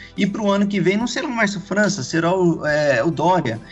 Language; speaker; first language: Portuguese; native; Portuguese